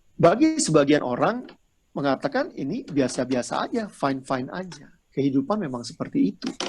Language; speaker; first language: Indonesian; native; Indonesian